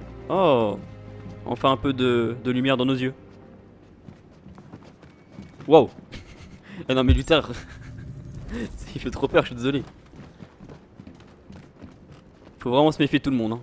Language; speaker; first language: French; native; French